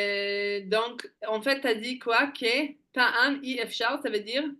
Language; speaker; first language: French; non-native, fluent; Hebrew